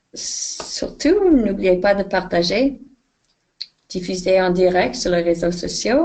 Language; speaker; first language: French; non-native, fluent; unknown